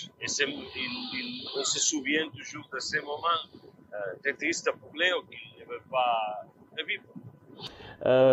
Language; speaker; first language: French; non-native, learner; Spanish